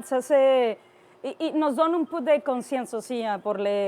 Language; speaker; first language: French; non-native, learner; Spanish